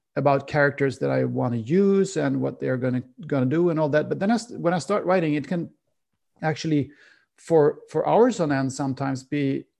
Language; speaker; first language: English; non-native, fluent; Swedish